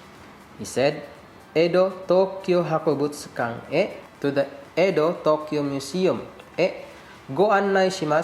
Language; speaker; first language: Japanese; non-native, fluent; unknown